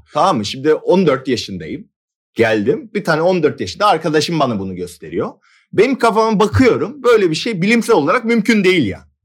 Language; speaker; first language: Turkish; non-native, fluent; Korean